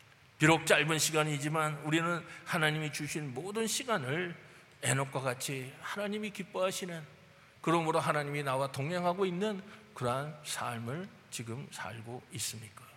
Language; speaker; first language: Korean; native; Korean